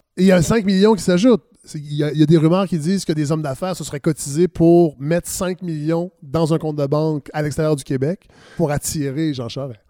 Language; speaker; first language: French; native; French